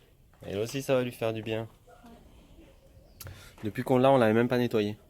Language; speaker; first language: French; native; French